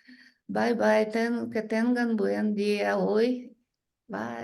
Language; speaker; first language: Spanish; non-native, learner; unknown